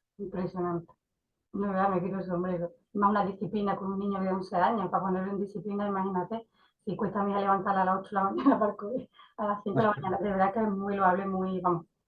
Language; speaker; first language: Spanish; native; Spanish